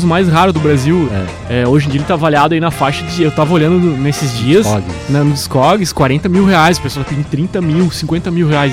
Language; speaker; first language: Portuguese; native; Portuguese